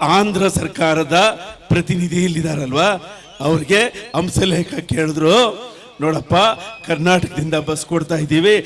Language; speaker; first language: Kannada; non-native, local second language; Telugu